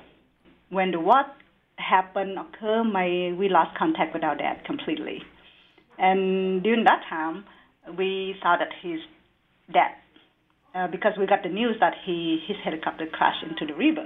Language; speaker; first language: English; non-native, learner; Vietnamese